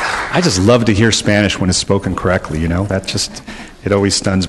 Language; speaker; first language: English; early bilingual, other home language; Spanish